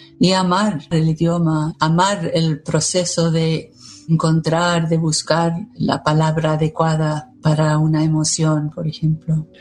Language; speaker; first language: Spanish; non-native, fluent; English